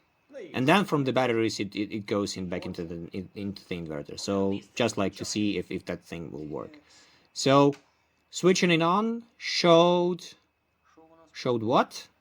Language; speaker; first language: English; non-native, fluent; Ukrainian